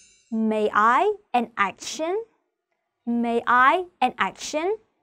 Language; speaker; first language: English; non-native, fluent; Vietnamese